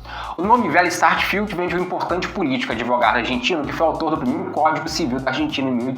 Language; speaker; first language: Portuguese; native; Portuguese